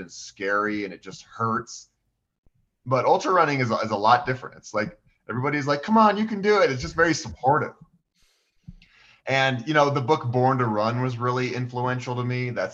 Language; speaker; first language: English; native; English